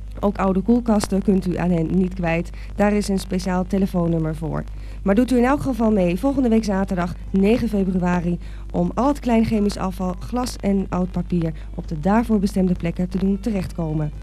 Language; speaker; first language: Dutch; native; Dutch